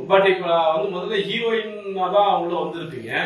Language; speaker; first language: Tamil; native; Tamil